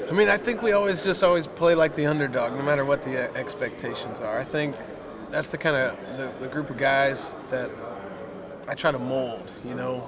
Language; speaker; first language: English; native; English